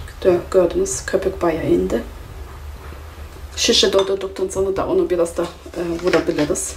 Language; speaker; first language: Turkish; non-native, fluent; German